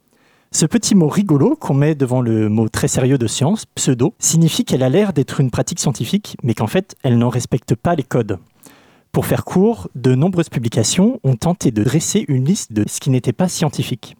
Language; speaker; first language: French; native; French